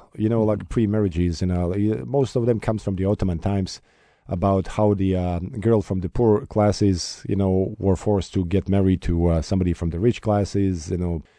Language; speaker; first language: English; non-native, fluent; Bosnian